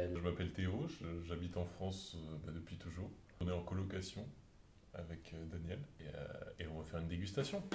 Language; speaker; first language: French; native; French